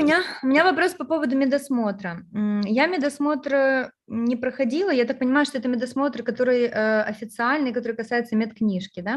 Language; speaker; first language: Russian; native; Russian